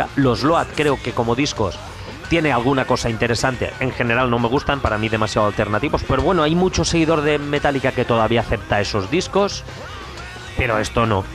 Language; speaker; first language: Spanish; native; Spanish